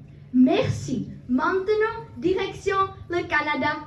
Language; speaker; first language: French; non-native, learner; Czech